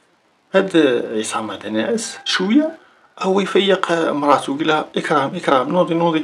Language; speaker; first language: Arabic; native; Arabic